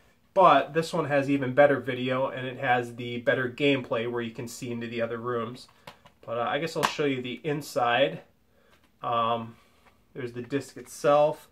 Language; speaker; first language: English; native; English